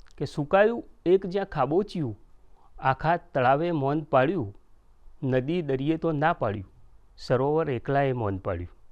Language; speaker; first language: Gujarati; native; Gujarati